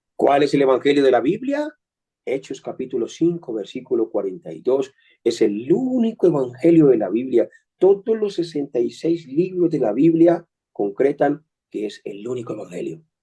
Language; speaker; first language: Spanish; native; Spanish